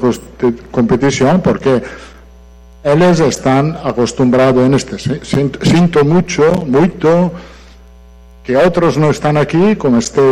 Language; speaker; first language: Portuguese; non-native, fluent; Italian